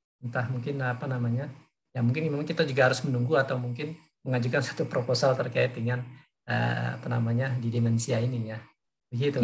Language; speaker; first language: Indonesian; native; Indonesian